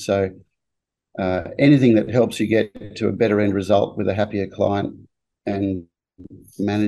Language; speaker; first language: English; native; English